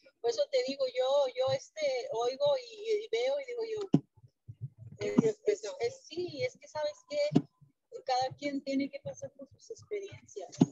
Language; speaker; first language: Spanish; native; Spanish